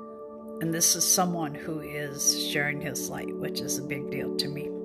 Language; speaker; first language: English; native; English